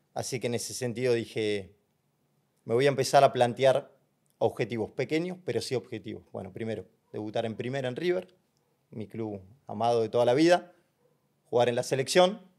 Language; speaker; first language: Spanish; native; Spanish